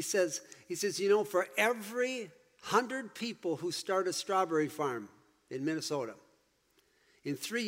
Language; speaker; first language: English; native; English